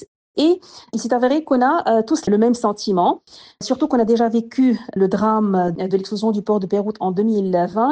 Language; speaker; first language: French; non-native, local second language; Arabic